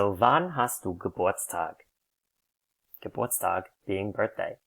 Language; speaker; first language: German; non-native, fluent; English